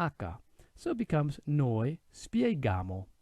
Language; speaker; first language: Italian; non-native, fluent; English